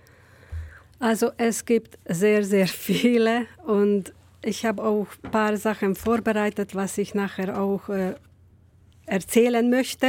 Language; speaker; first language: German; non-native, fluent; Hungarian